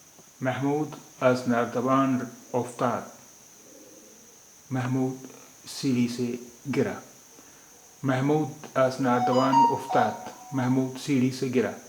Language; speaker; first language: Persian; non-native, fluent; Urdu